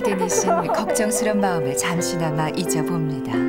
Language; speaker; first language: Korean; native; Korean